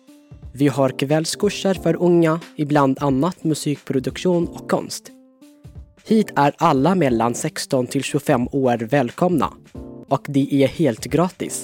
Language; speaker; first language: Swedish; non-native, fluent; Tigrinya